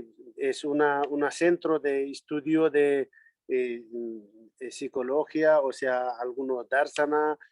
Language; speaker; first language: Spanish; non-native, learner; Nepali